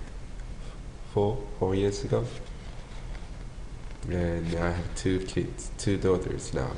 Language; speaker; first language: English; non-native, fluent; Japanese